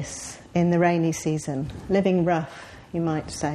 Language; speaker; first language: English; native; English